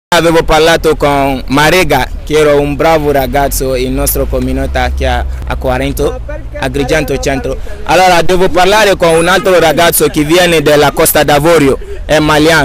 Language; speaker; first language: Italian; non-native, fluent; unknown